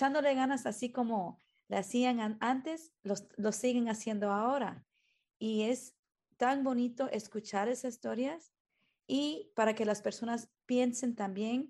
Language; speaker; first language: Spanish; early bilingual, heritage; Spanish